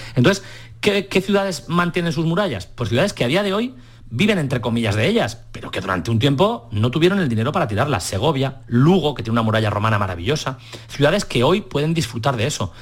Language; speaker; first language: Spanish; native; Spanish